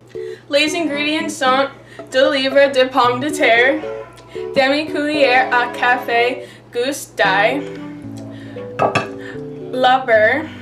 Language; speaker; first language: French; non-native, learner; English